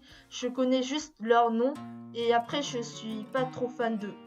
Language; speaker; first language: French; early bilingual, other home language; Korean